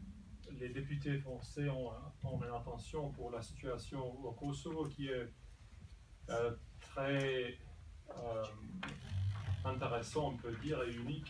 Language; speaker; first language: French; non-native, fluent; Serbian